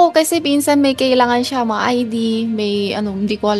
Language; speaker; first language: Filipino; non-native, learner; Chinese